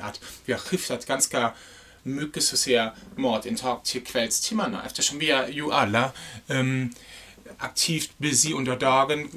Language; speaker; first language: Swedish; non-native, fluent; German